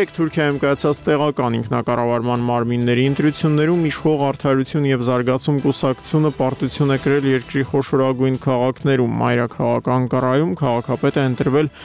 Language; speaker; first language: Armenian; native; Armenian